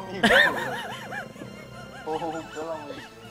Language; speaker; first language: Portuguese; native; Portuguese